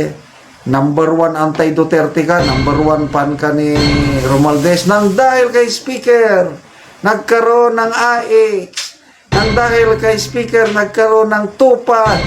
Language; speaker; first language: Filipino; native; Filipino